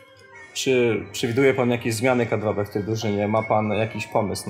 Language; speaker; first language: Polish; native; Polish